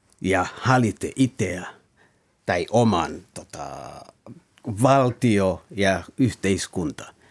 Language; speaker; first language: Finnish; non-native, fluent; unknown